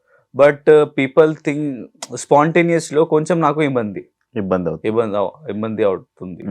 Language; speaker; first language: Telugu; non-native, learner; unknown